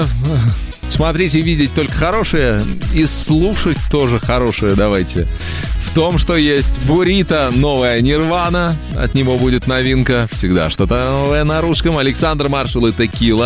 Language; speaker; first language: Russian; native; Russian